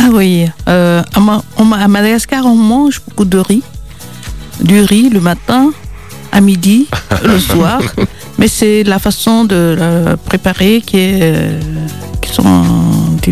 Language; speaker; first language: French; non-native, local second language; Malagasy